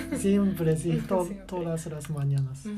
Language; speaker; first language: Spanish; non-native, learner; Japanese